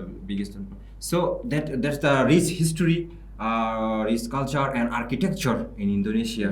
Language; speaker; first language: English; non-native, local second language; Bangla